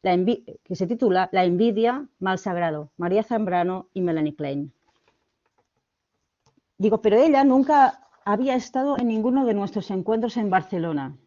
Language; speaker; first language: Spanish; native; Spanish